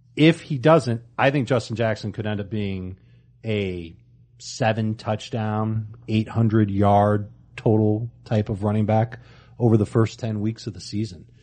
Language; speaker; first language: English; native; English